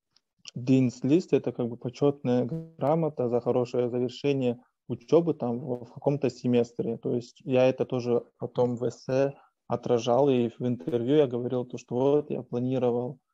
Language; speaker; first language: Russian; native; Russian